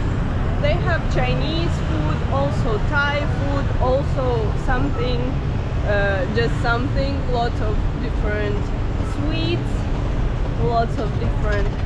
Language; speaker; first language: English; non-native, fluent; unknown